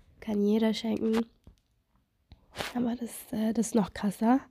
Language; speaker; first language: German; non-native, fluent; Russian